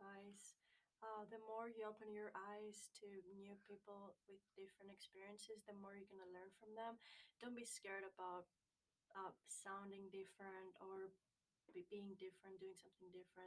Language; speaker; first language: English; non-native, fluent; Greek